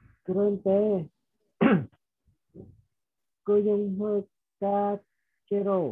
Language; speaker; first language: Korean; non-native, learner; Vietnamese